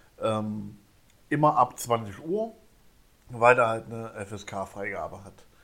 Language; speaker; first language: German; native; German